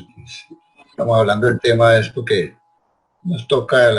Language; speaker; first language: Spanish; native; Spanish